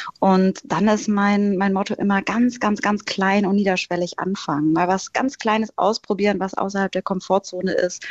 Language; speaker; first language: German; native; German